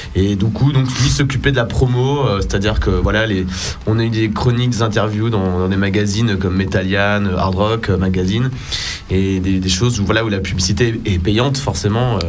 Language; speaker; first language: French; native; French